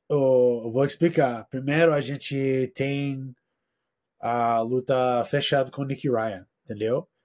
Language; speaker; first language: Portuguese; non-native, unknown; English